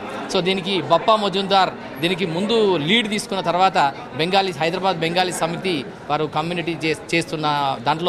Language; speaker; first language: Telugu; native; Telugu